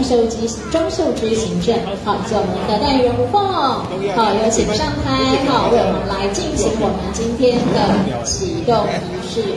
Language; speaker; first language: Chinese; native; Chinese